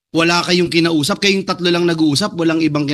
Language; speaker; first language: Filipino; native; Filipino